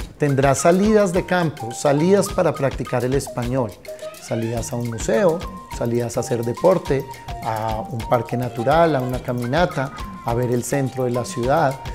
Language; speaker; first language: Spanish; native; Spanish